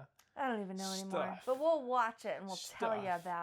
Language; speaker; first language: English; native; English